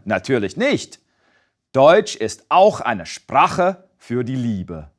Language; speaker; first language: German; non-native, fluent; English